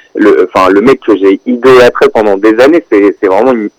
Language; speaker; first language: French; native; French